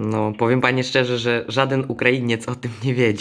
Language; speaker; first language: Polish; non-native, fluent; Ukrainian